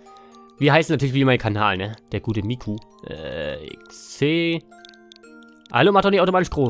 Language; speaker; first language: German; native; German